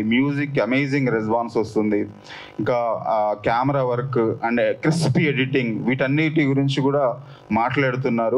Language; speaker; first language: Telugu; native; Telugu